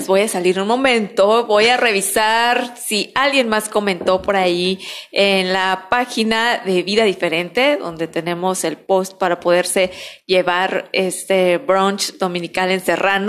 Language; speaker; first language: Spanish; native; Spanish